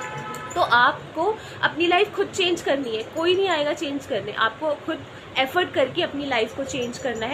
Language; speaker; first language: Hindi; native; Hindi